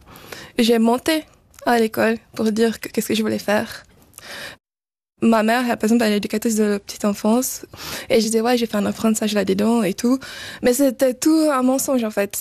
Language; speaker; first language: French; early bilingual, other home language; Portuguese